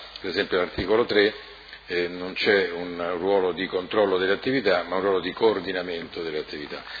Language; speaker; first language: Italian; native; Italian